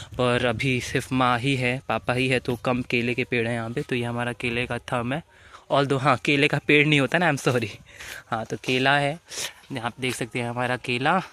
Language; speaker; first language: Hindi; native; Hindi